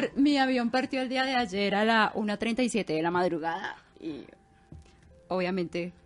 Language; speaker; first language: Spanish; native; Spanish